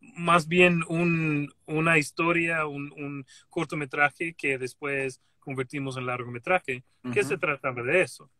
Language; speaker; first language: Spanish; non-native, fluent; English